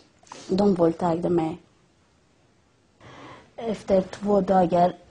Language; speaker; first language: Swedish; non-native, learner; Persian